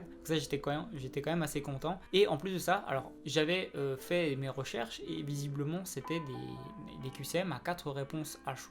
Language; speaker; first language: French; native; French